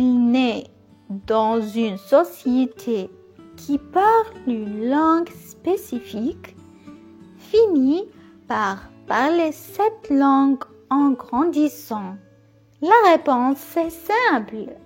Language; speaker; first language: French; non-native, local second language; Arabic